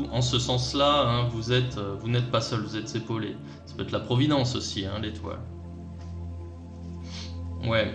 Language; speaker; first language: French; native; French